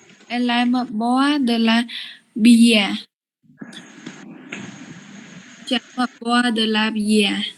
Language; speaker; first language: French; non-native, learner; Khmer